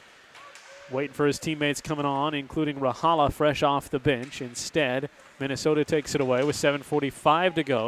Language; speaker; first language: English; native; English